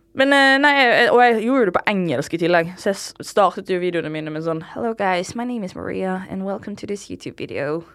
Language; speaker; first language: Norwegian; native; Norwegian